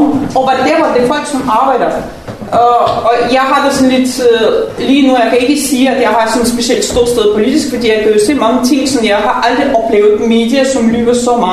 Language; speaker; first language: Danish; non-native, fluent; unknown